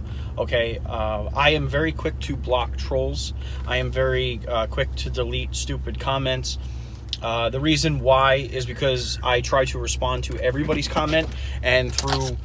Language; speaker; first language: English; native; English